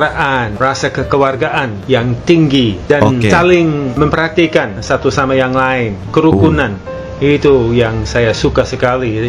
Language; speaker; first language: Indonesian; non-native, fluent; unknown